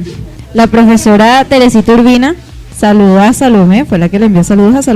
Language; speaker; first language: Spanish; native; Spanish